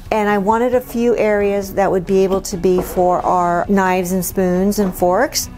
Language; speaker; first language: English; non-native, fluent; Spanish